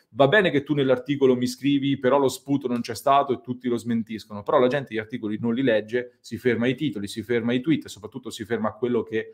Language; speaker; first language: Italian; native; Italian